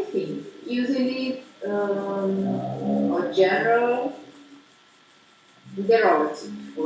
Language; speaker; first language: English; non-native, learner; Portuguese